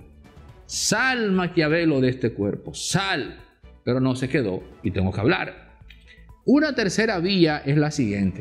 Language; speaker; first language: Spanish; native; Spanish